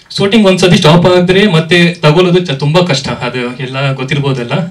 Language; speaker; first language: Kannada; non-native, local second language; Telugu